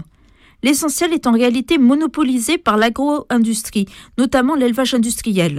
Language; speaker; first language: French; native; French